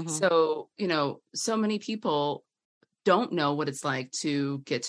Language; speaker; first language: English; native; English